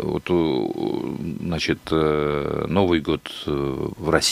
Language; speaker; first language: Russian; native; Russian